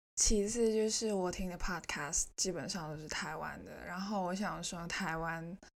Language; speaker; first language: Chinese; non-native, local second language; Cantonese